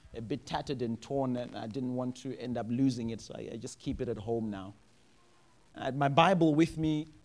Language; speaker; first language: English; non-native, local second language; Shona